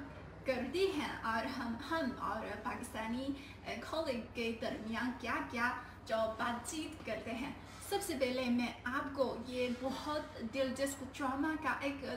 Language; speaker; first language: Hindi; non-native, learner; Chinese